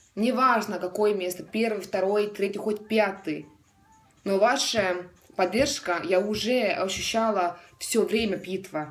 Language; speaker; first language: Russian; non-native, learner; Estonian